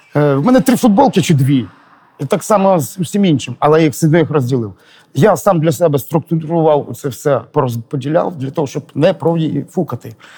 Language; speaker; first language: Ukrainian; native; Ukrainian